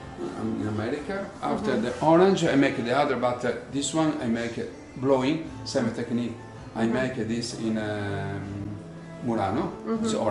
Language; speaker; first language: English; non-native, learner; Italian